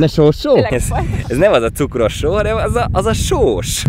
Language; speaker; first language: Hungarian; native; Hungarian